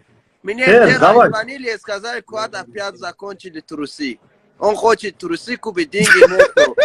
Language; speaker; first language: Russian; non-native, learner; Persian